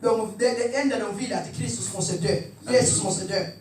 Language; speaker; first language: Swedish; non-native, fluent; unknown